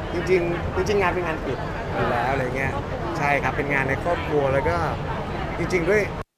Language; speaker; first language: Thai; native; Thai